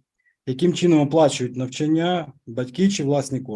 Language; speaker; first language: Ukrainian; native; Ukrainian